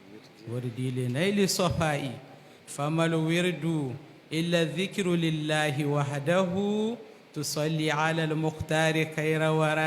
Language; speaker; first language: Arabic; non-native, fluent; Hausa